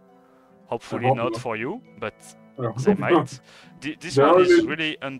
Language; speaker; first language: English; non-native, fluent; French